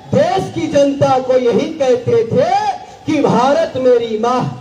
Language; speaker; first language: Hindi; non-native, local second language; Marathi